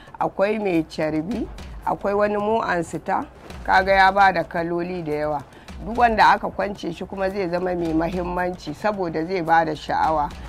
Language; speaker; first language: Hausa; native; Hausa